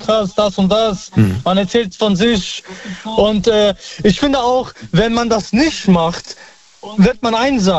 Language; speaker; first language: German; early bilingual, other home language; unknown